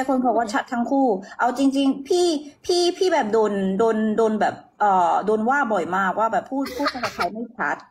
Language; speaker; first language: Thai; non-native, fluent; Korean